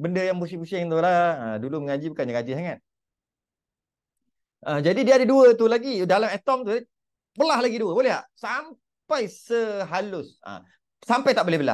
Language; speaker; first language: Malay; native; Malay